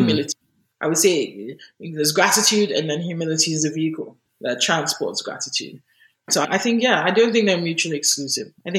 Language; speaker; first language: English; non-native, local second language; Yoruba